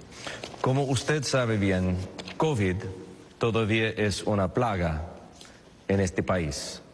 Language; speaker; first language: Spanish; non-native, fluent; English